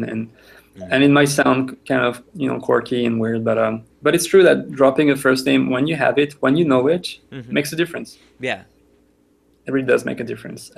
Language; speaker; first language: English; non-native, fluent; French